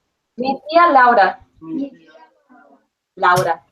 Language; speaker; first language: Spanish; non-native, fluent; English